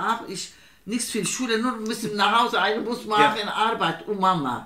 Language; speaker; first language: German; non-native, learner; Turkish